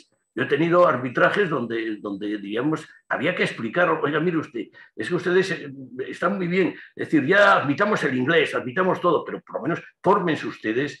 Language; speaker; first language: Spanish; native; Spanish